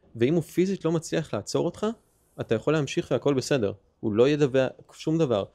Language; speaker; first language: Hebrew; early bilingual, heritage; Hebrew